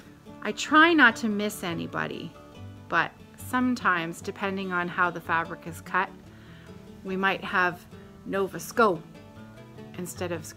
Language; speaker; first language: English; native; English